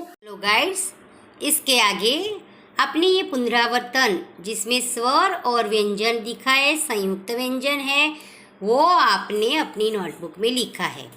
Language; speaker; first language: Hindi; non-native, local second language; Gujarati